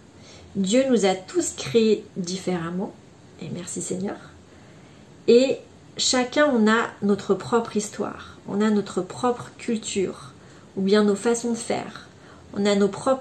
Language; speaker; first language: French; native; French